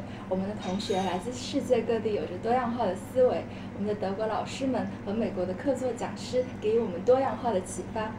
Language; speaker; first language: Chinese; native; Chinese